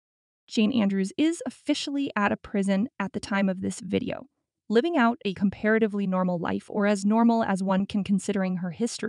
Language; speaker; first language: English; native; English